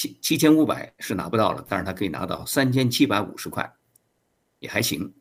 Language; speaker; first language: Chinese; native; Chinese